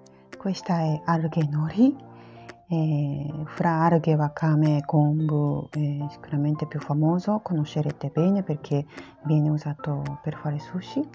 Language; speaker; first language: Italian; non-native, learner; Japanese